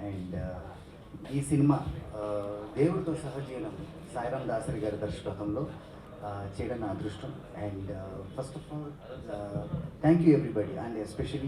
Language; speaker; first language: Telugu; native; Telugu